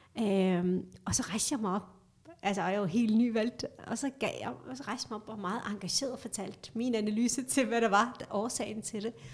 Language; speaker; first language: Danish; early bilingual, other home language; Kurdish